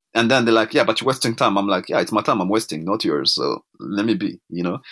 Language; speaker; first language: English; non-native, local second language; Kinyarwanda